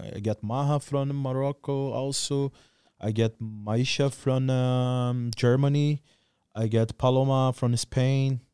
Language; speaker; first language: English; non-native, learner; Portuguese